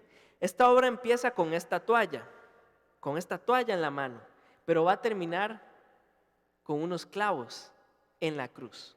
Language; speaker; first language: Spanish; native; Spanish